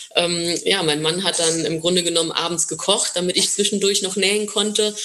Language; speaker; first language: German; non-native, fluent; Portuguese